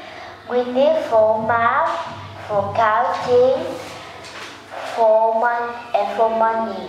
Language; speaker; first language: English; non-native, learner; Vietnamese